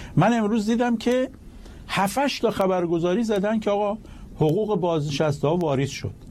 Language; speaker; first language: Persian; native; Persian